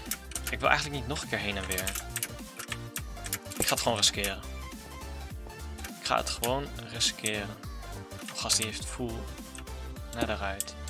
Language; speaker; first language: Dutch; native; Dutch